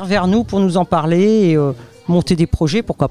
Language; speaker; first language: French; native; French